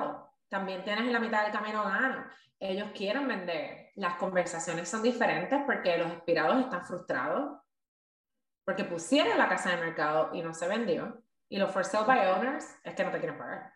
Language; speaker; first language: Spanish; native; Spanish